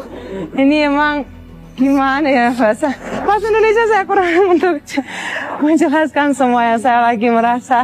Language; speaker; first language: Indonesian; non-native, fluent; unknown